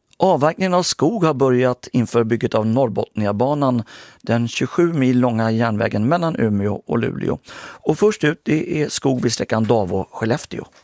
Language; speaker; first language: Swedish; native; Swedish